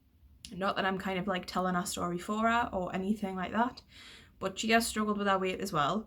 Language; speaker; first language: English; native; English